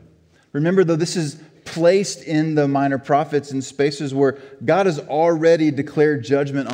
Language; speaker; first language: English; native; English